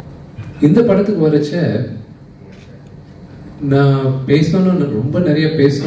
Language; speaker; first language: Tamil; non-native, local second language; Telugu